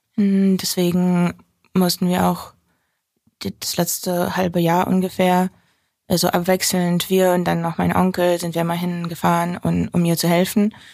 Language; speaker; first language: German; non-native, fluent; Ukrainian